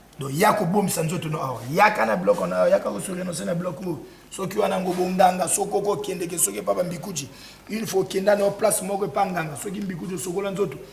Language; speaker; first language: Lingala; native; Lingala